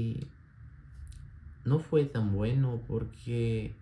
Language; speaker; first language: Spanish; non-native, learner; Portuguese